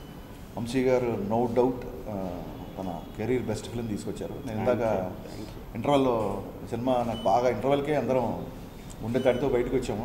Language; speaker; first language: Telugu; native; Telugu